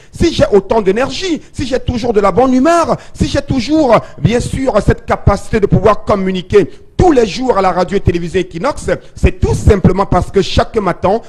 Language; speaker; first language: French; non-native, local second language; Duala